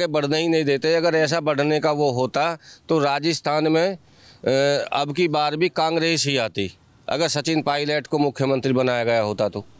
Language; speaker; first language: Hindi; native; Hindi